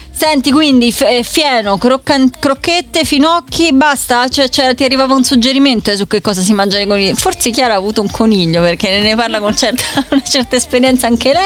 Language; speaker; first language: Italian; native; Italian